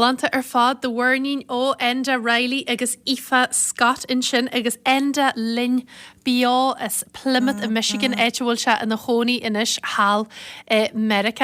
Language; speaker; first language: Irish; native; Irish